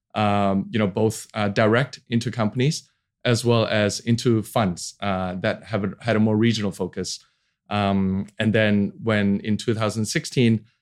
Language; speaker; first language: English; non-native, local second language; Cantonese